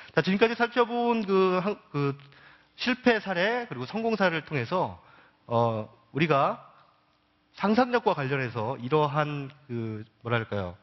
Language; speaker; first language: Korean; native; Korean